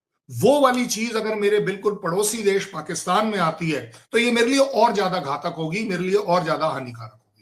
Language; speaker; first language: Hindi; native; Hindi